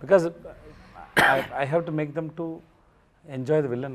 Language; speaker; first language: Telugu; non-native, learner; Tamil